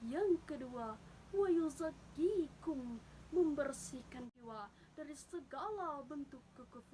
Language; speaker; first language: Indonesian; native; Indonesian